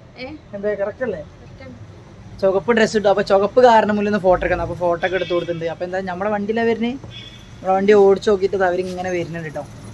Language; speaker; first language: Malayalam; native; Malayalam